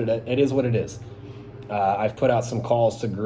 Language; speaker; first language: English; native; English